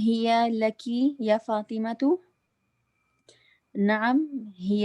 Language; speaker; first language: Arabic; non-native, learner; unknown